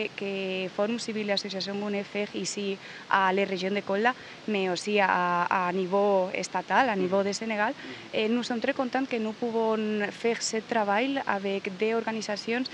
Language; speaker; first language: French; non-native, learner; Spanish